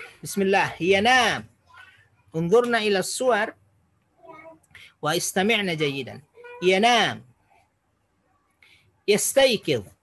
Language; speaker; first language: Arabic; non-native, fluent; Indonesian